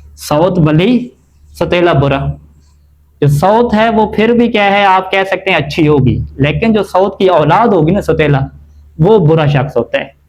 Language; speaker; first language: Urdu; native; Urdu